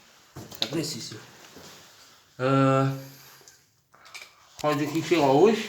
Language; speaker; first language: French; native; French